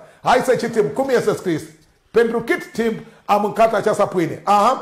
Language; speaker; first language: Romanian; non-native, learner; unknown